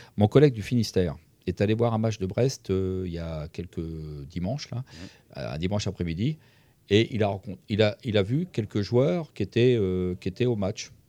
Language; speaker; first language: French; native; French